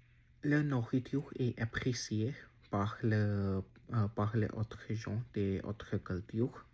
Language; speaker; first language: French; non-native, learner; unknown